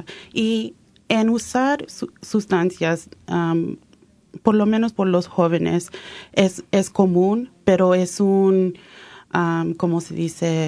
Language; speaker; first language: Spanish; early bilingual, heritage; Spanish